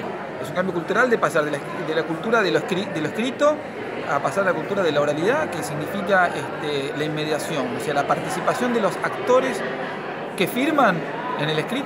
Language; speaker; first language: Spanish; native; Spanish